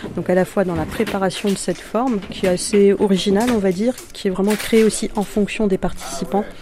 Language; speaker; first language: French; native; French